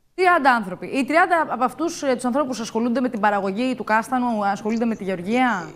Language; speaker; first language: Greek; native; Greek